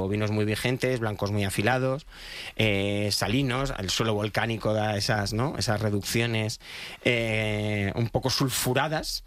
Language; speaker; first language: Spanish; native; Spanish